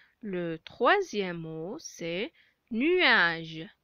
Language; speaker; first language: French; non-native, local second language; Arabic